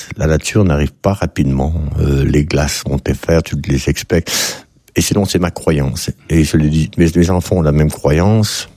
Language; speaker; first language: French; native; French